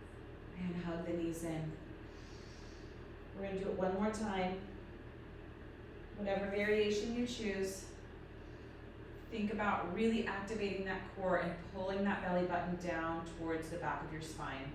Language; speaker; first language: English; native; English